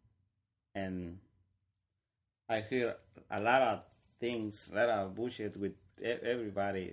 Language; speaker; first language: English; non-native, learner; Spanish